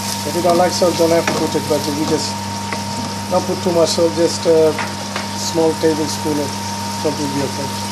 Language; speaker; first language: English; non-native, local second language; Sylheti